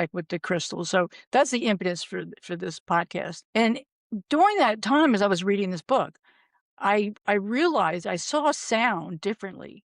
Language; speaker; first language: English; native; English